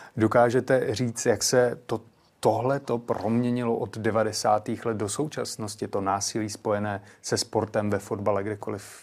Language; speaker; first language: Czech; native; Czech